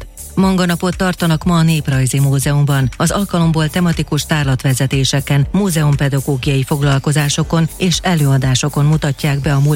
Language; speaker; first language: Hungarian; native; Hungarian